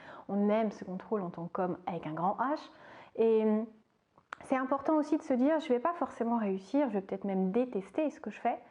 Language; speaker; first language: French; native; French